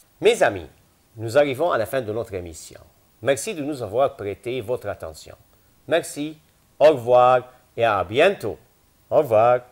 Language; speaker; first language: French; non-native, fluent; Arabic